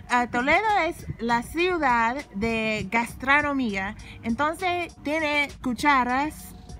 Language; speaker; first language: Spanish; non-native, learner; English